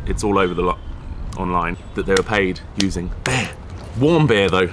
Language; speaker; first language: English; native; English